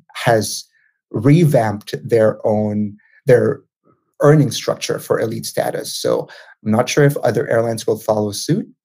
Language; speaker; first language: English; non-native, local second language; Filipino